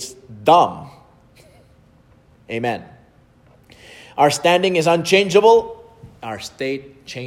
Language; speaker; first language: English; non-native, local second language; Filipino